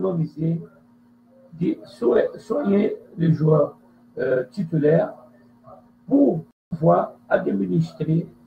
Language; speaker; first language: French; non-native, fluent; Portuguese